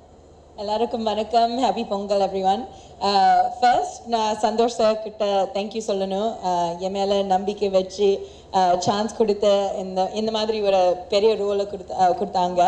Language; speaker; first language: Tamil; early bilingual, heritage; Tamil